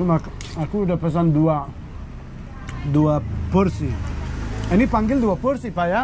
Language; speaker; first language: Indonesian; non-native, learner; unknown